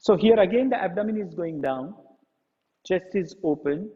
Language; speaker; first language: English; non-native, local second language; Marathi